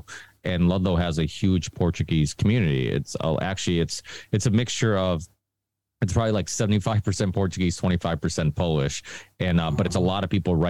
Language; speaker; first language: English; early bilingual, other home language; Portuguese